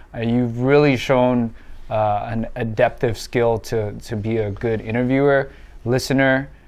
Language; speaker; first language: English; early bilingual, other home language; Vietnamese